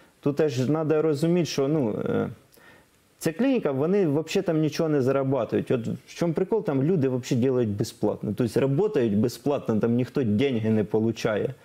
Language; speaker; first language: Ukrainian; non-native, local second language; Russian